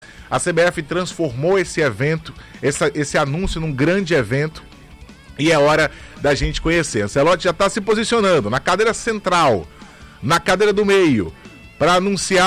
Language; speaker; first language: Portuguese; native; Portuguese